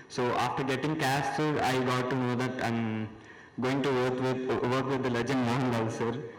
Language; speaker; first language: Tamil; non-native, learner; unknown